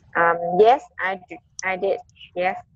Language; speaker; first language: English; non-native, learner; Vietnamese